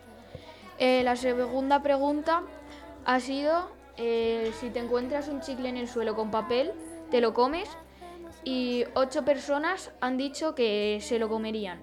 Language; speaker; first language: Spanish; native; Spanish